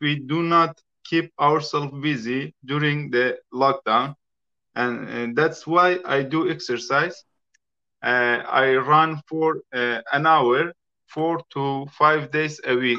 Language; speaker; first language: English; non-native, fluent; Persian